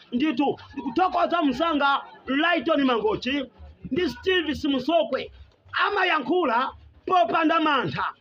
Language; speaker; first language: Nyanja; non-native, local second language; Tumbuka